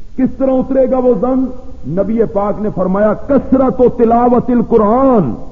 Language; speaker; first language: Urdu; non-native, local second language; Punjabi